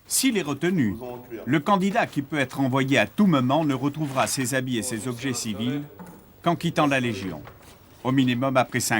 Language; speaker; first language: French; native; French